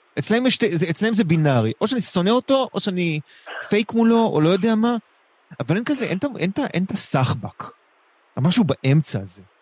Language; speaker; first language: Hebrew; native; Hebrew